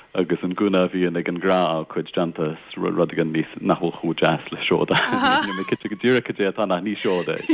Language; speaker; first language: Irish; non-native, local second language; English